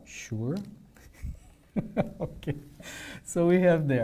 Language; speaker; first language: English; non-native, fluent; Portuguese